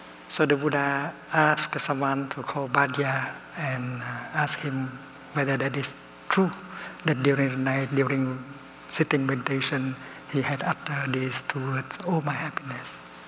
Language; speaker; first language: English; non-native, fluent; Vietnamese